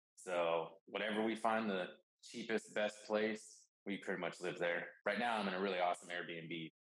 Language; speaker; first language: English; native; English